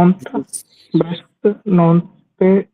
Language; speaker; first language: French; non-native, learner; Hindi